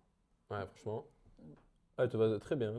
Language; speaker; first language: French; native; French